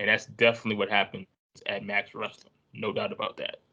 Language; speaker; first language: English; native; English